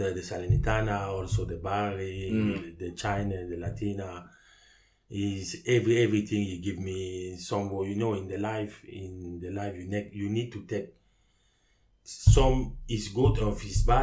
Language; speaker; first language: English; non-native, learner; French